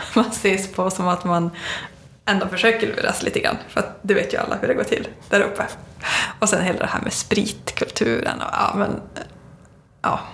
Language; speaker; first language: Swedish; native; Swedish